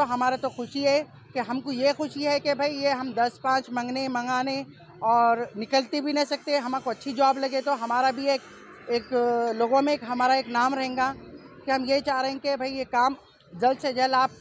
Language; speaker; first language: Hindi; non-native, local second language; Urdu